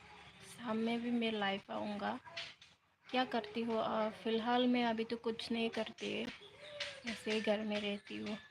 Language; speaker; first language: Hindi; non-native, local second language; Kok Borok